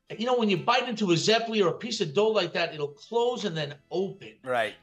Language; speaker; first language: English; native; English